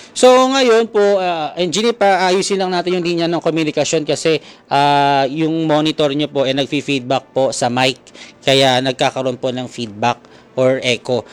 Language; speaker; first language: Filipino; native; Filipino